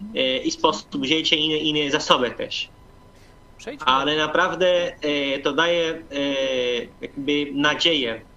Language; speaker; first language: Polish; non-native, fluent; Portuguese